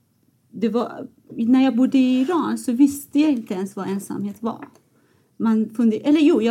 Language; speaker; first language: Swedish; non-native, fluent; Persian